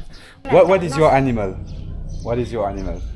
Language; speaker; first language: English; non-native, fluent; French